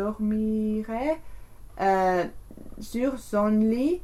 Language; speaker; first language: French; non-native, learner; English